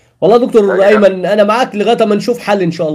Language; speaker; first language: Arabic; native; Arabic